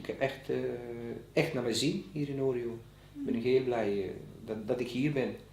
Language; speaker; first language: Dutch; non-native, fluent; Bosnian